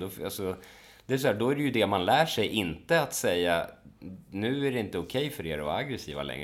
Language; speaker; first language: Swedish; native; Swedish